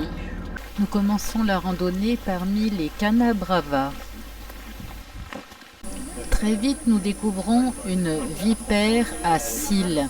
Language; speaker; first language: French; native; French